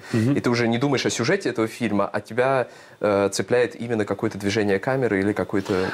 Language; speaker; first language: Russian; native; Russian